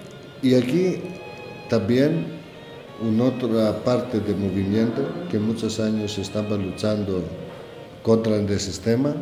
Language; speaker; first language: Spanish; non-native, learner; Greek